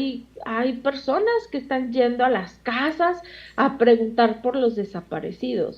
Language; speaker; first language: Spanish; native; Spanish